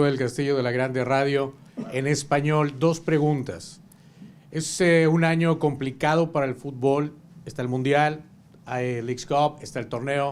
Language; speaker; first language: Spanish; native; Spanish